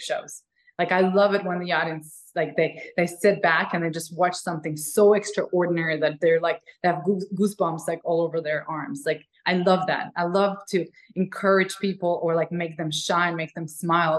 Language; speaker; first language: English; non-native, fluent; Ukrainian